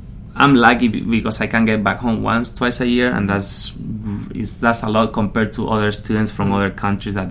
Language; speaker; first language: English; non-native, fluent; Spanish